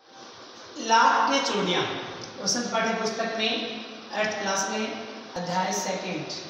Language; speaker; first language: Hindi; native; Hindi